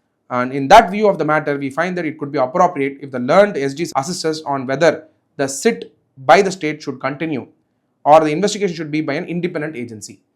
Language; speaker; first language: English; non-native, local second language; Tamil